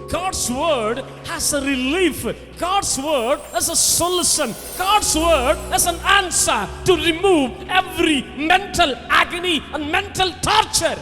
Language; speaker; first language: English; non-native, local second language; Tamil